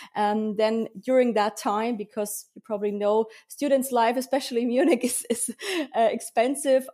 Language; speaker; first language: English; early bilingual, heritage; German